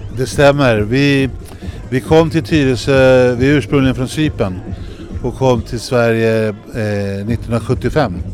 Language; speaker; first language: Swedish; early bilingual, other home language; Greek